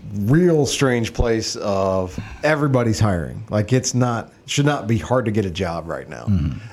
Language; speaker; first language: English; native; English